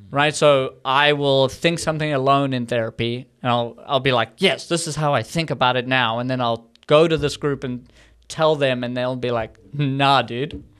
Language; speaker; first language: English; native; English